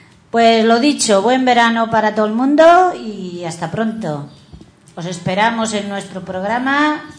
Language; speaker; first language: Spanish; native; Spanish